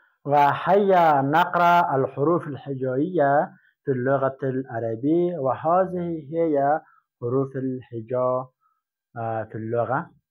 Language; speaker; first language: Arabic; non-native, fluent; Persian